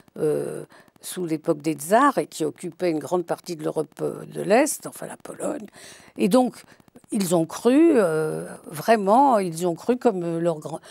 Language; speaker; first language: French; early bilingual, other home language; Yiddish